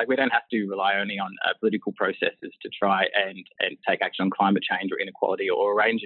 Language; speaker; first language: English; native; English